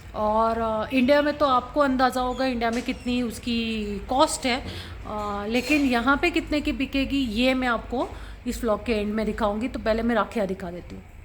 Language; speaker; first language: Hindi; non-native, local second language; Marathi